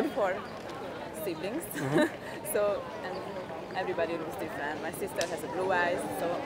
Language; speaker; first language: English; non-native, learner; Hungarian